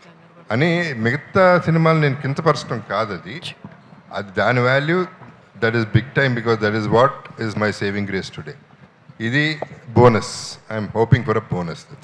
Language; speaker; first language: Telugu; native; Telugu